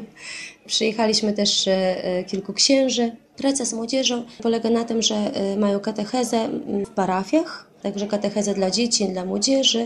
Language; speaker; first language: Polish; native; Polish